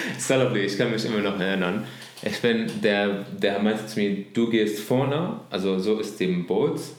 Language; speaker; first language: German; non-native, learner; Arabic